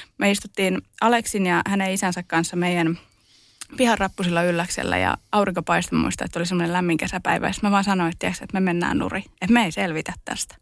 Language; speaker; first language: Finnish; early bilingual, other home language; Estonian